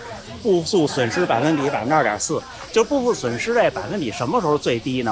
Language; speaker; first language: Chinese; native; Chinese